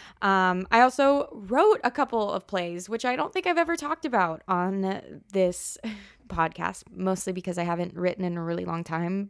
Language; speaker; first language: English; native; English